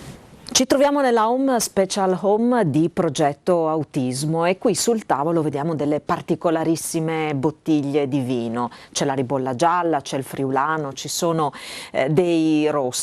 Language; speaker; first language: Italian; native; Italian